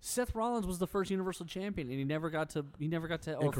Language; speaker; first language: English; native; English